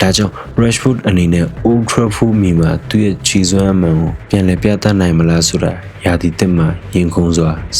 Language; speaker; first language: Burmese; native; Burmese